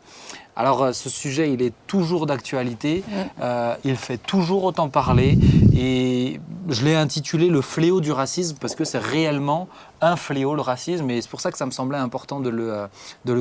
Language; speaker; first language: French; native; French